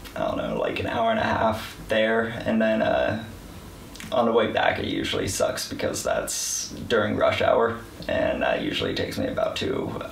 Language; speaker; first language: English; native; English